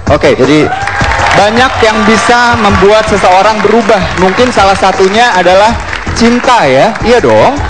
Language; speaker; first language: Indonesian; native; Indonesian